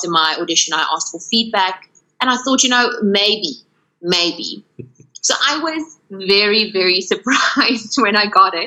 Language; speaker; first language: English; non-native, local second language; Afrikaans